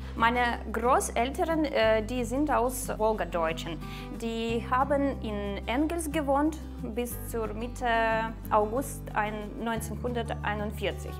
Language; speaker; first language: German; non-native, fluent; Russian